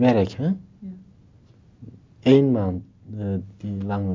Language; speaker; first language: Dutch; non-native, learner; Turkish